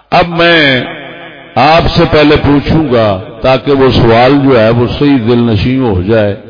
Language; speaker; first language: Urdu; native; Urdu